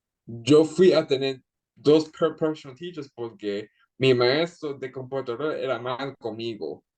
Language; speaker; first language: Spanish; early bilingual, heritage; Spanish